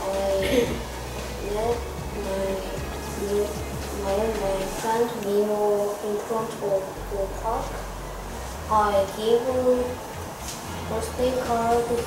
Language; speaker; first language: English; non-native, learner; Korean